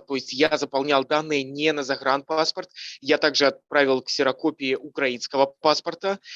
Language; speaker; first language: Russian; native; Russian